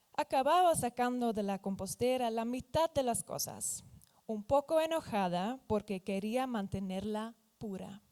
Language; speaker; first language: Spanish; non-native, fluent; Dutch